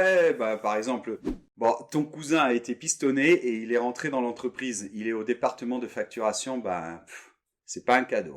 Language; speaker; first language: French; native; French